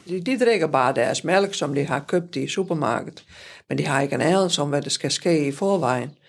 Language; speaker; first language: Danish; non-native, fluent; Dutch